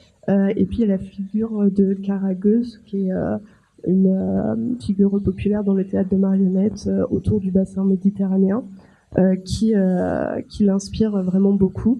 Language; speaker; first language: French; native; French